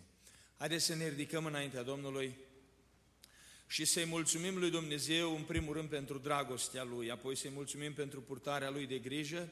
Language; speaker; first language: Romanian; native; Romanian